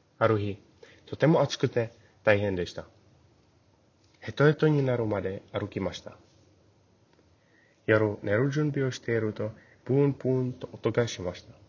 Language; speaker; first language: Japanese; non-native, learner; English